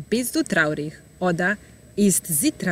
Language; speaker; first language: German; non-native, fluent; Serbian